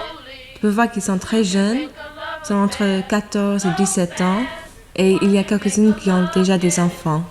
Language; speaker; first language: French; non-native, learner; English